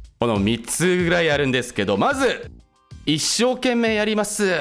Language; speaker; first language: Japanese; non-native, fluent; Korean